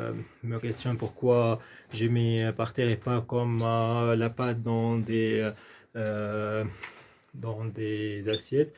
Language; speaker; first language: French; non-native, local second language; Arabic